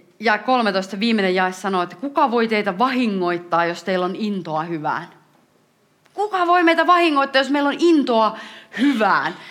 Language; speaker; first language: Finnish; native; Finnish